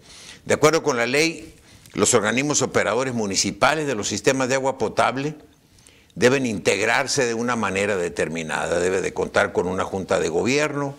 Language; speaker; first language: Spanish; native; Spanish